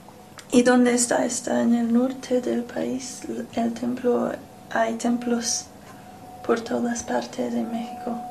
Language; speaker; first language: Spanish; non-native, learner; English